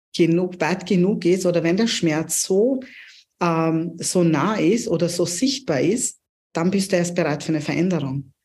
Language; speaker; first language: German; non-native, fluent; Urdu